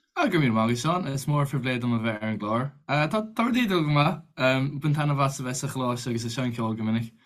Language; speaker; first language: Irish; native; Irish